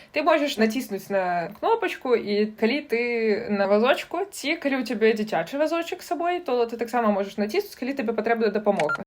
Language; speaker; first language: Belarusian; non-native, local second language; Russian